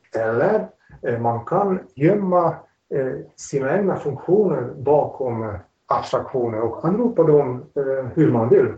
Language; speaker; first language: Swedish; non-native, fluent; Hungarian